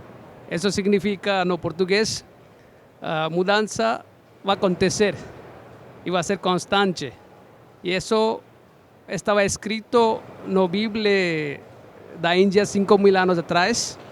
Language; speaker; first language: Portuguese; non-native, learner; Hindi